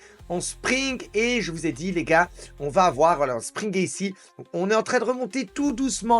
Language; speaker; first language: French; native; French